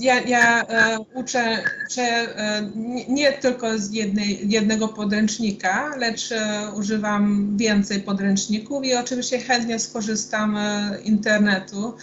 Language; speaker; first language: Polish; non-native, fluent; Hungarian